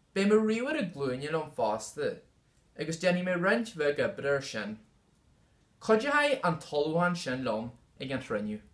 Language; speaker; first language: Irish; non-native, local second language; English